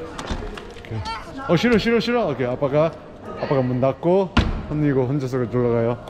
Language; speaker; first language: Korean; early bilingual, heritage; English